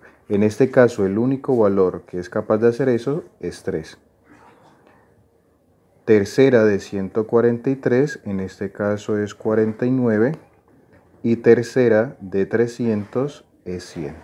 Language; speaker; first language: Spanish; native; Spanish